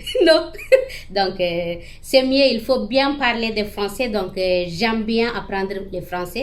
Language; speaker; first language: French; non-native, learner; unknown